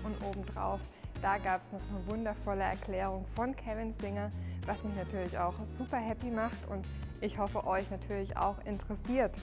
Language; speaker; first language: German; native; German